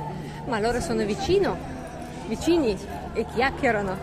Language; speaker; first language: Italian; non-native, learner; Russian